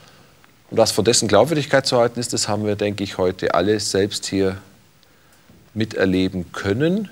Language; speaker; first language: German; native; German